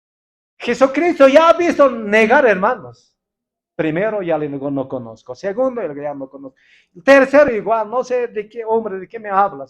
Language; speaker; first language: Spanish; non-native, local second language; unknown